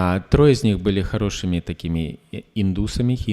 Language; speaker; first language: Russian; native; Russian